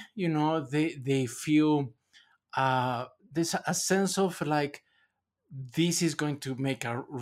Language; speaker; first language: English; non-native, fluent; Spanish